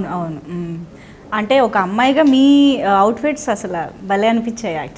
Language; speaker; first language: Telugu; native; Telugu